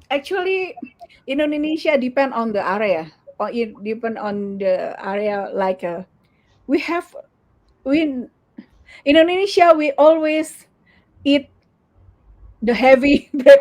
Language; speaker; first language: English; non-native, learner; Indonesian